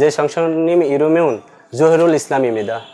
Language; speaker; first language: Korean; non-native, learner; Bangla